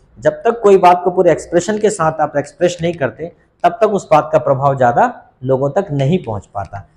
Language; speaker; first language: Hindi; native; Hindi